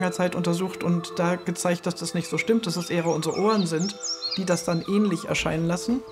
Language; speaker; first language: German; native; German